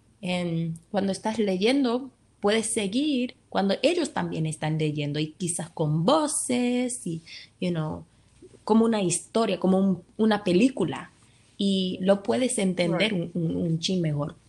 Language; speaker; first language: Spanish; early bilingual, heritage; Spanish